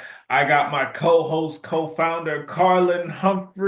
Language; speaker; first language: English; native; English